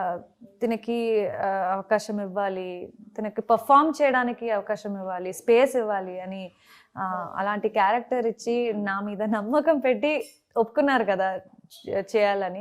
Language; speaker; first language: Telugu; non-native, fluent; Kannada